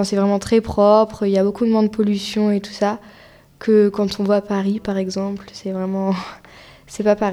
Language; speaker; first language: French; native; French